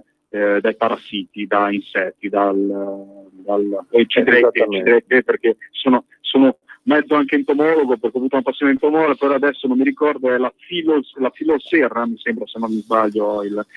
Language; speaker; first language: Italian; native; Italian